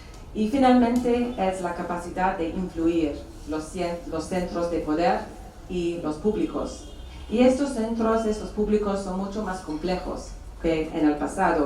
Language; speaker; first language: Spanish; non-native, fluent; English